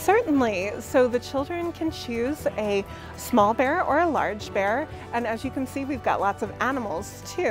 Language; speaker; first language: English; native; English